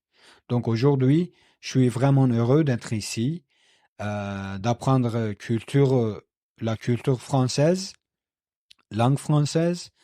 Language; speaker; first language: French; non-native, learner; Kurdish